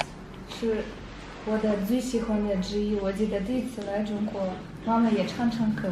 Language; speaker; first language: Chinese; non-native, fluent; Russian